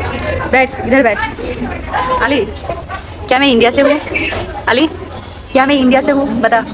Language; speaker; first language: Hindi; non-native, learner; Bangla